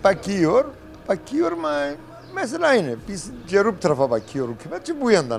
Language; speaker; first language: Turkish; non-native, local second language; Greek